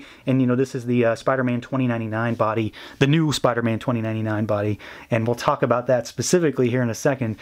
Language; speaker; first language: English; native; English